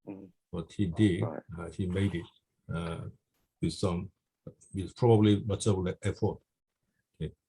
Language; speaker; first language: English; non-native, fluent; Korean